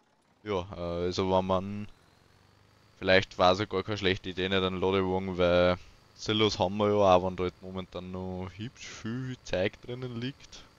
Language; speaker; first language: German; native; German